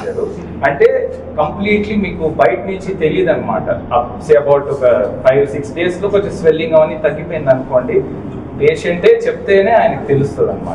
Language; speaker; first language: Telugu; native; Telugu